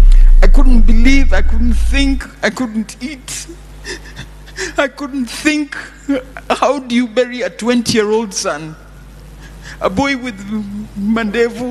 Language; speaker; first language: English; non-native, local second language; Swahili